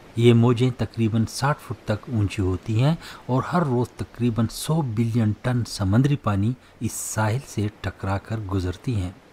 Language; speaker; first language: Urdu; native; Urdu